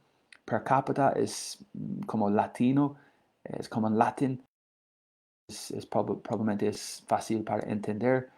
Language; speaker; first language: Spanish; non-native, learner; English